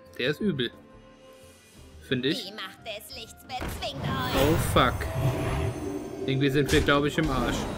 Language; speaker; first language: German; native; German